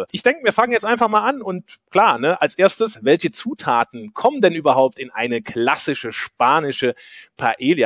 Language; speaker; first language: German; native; German